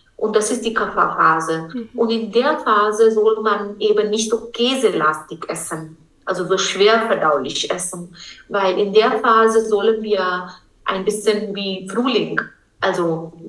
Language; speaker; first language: German; non-native, fluent; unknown